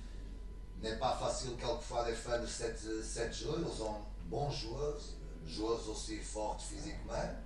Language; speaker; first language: French; non-native, learner; Portuguese